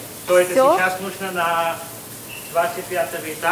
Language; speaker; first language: Russian; non-native, learner; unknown